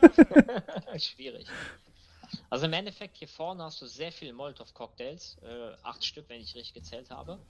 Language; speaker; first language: German; native; German